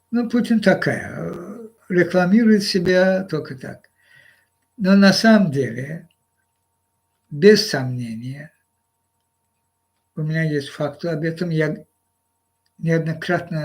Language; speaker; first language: Russian; non-native, local second language; Azerbaijani